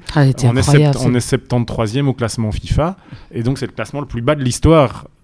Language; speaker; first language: French; native; French